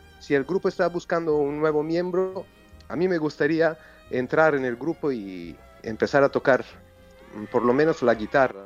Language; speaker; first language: Spanish; non-native, fluent; Italian